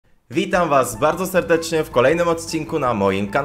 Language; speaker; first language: Polish; native; Polish